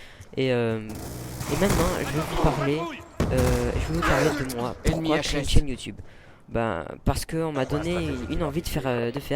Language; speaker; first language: French; native; French